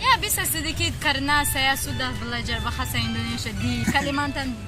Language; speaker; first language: Indonesian; non-native, learner; Tajik